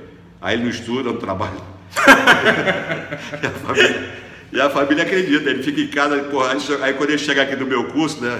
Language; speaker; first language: Portuguese; native; Portuguese